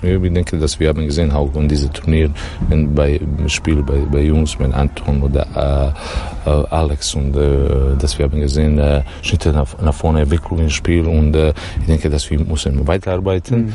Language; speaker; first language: German; non-native, learner; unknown